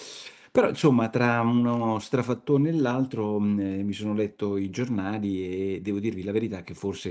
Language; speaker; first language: Italian; native; Italian